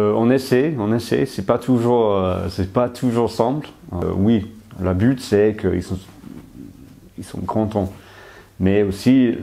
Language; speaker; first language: French; non-native, fluent; English